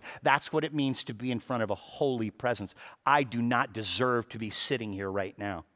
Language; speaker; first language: English; native; English